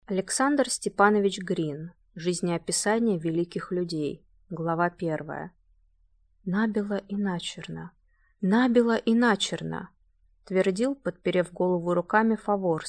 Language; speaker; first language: Russian; native; Russian